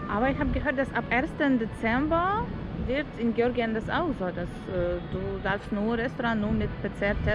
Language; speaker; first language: German; non-native, learner; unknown